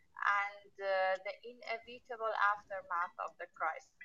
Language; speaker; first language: English; non-native, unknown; Persian